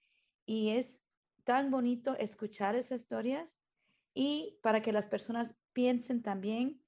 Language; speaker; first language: Spanish; early bilingual, heritage; Spanish